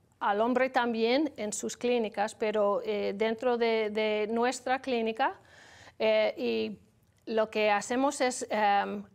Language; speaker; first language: Spanish; non-native, learner; English